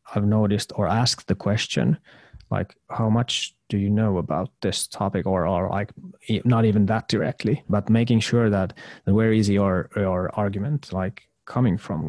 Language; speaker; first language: English; non-native, fluent; Finnish